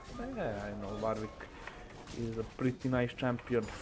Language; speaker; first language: English; non-native, learner; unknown